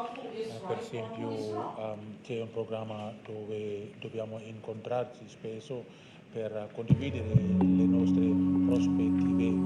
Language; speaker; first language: Italian; non-native, learner; Indonesian